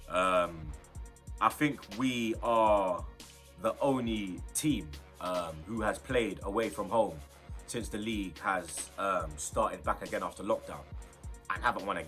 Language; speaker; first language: English; native; English